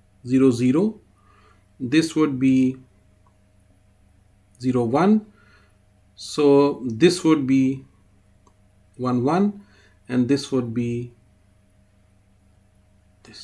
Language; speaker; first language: English; non-native, fluent; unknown